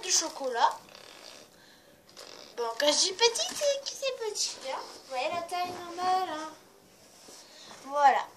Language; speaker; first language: French; native; French